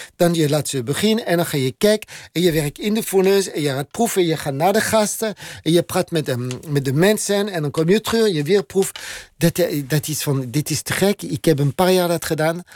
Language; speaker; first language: Dutch; non-native, learner; French